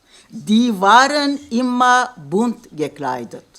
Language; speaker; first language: German; non-native, fluent; Kurdish